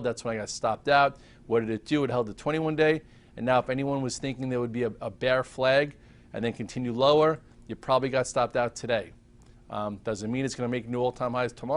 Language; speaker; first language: English; native; English